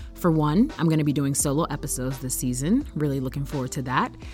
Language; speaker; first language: English; native; English